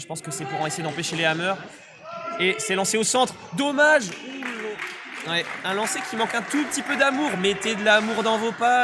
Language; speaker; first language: French; native; French